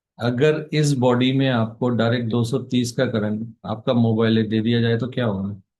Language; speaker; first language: Hindi; native; Hindi